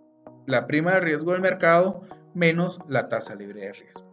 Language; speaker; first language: Spanish; native; Spanish